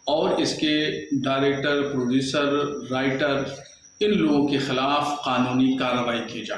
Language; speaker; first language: Hindi; native; Hindi